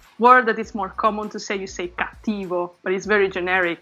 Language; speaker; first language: English; non-native, fluent; Italian